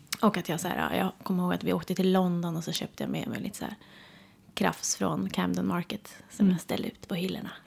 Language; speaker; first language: Swedish; native; Swedish